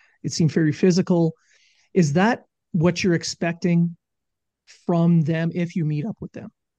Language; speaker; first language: English; native; English